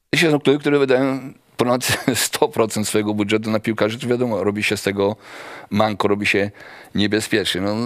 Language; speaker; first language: Polish; native; Polish